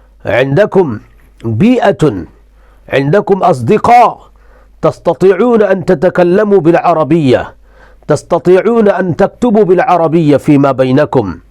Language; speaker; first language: Arabic; non-native, fluent; Urdu